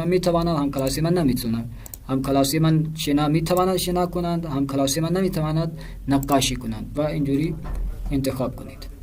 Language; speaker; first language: Persian; non-native, fluent; Urdu